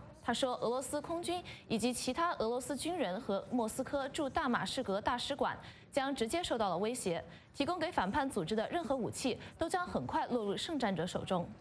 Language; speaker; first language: Chinese; native; Chinese